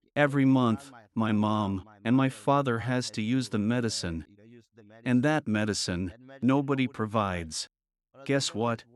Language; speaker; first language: English; non-native, fluent; Burmese